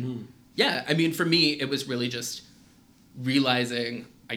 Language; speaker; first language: English; native; English